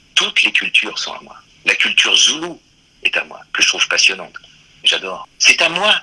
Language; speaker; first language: French; native; French